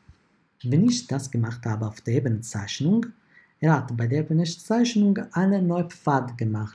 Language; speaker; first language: German; non-native, fluent; Italian